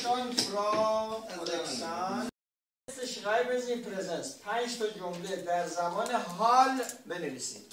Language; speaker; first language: German; non-native, learner; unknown